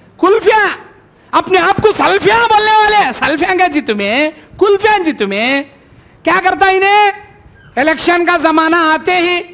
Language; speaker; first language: Hindi; native; Hindi